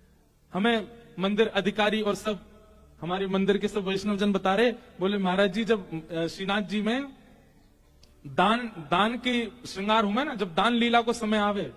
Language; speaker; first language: Hindi; native; Hindi